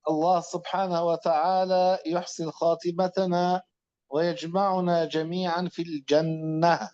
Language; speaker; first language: Arabic; native; Arabic